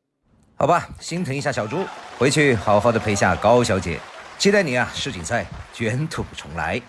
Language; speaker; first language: Chinese; native; Chinese